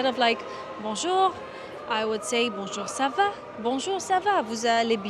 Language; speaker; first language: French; non-native, learner; Romanian